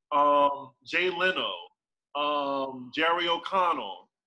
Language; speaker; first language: English; native; English